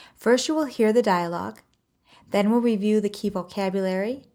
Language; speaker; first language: English; native; English